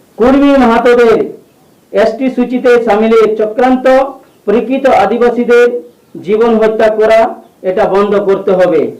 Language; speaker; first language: Bangla; non-native, local second language; Santali